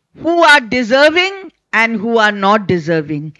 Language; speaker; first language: English; non-native, local second language; Bangla